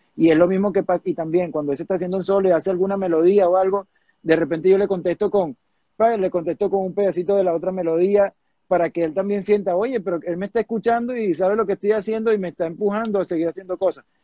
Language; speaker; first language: Spanish; native; Spanish